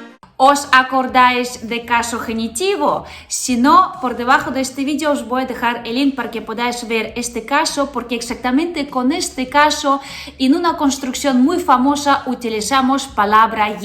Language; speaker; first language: Spanish; non-native, fluent; Russian